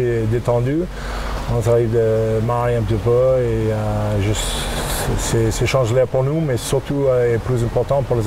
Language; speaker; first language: French; non-native, learner; English